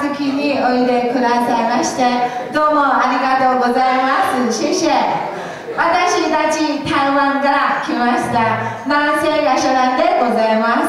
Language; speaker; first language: Japanese; non-native, learner; Chinese